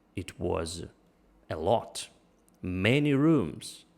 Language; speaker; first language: English; non-native, fluent; Russian